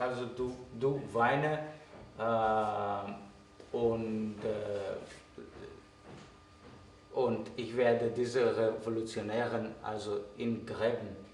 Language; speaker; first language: German; non-native, fluent; Greek